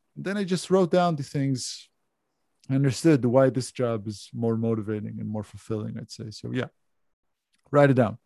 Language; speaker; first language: English; non-native, fluent; Hebrew